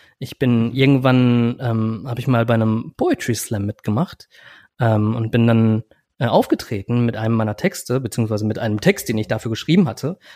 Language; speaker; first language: German; native; German